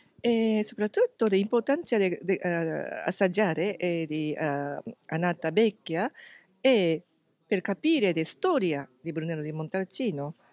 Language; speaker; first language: Italian; non-native, learner; Japanese